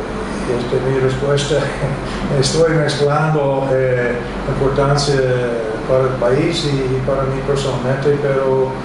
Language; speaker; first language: Spanish; non-native, fluent; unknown